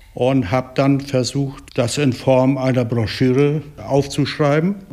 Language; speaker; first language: German; native; German